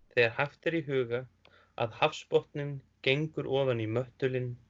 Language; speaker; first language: Icelandic; native; Icelandic